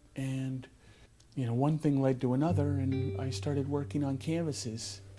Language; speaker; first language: English; native; English